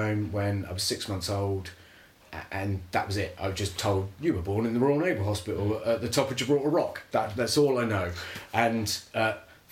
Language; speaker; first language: English; native; English